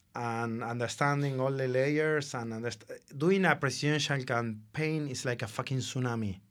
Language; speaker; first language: English; non-native, fluent; Spanish